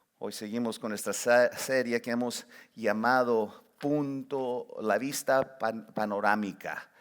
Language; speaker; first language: Spanish; early bilingual, heritage; Spanish